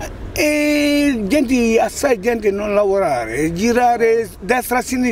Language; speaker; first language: Italian; non-native, learner; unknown